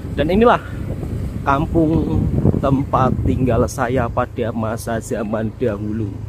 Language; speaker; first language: Indonesian; native; Indonesian